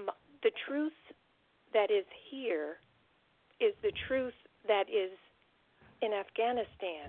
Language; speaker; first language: English; native; English